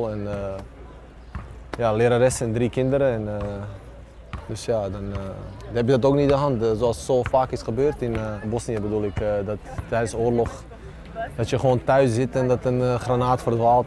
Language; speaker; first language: Dutch; early bilingual, other home language; Bosnian